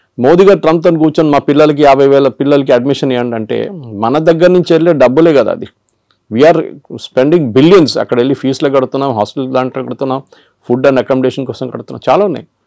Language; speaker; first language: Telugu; non-native, local second language; Malayalam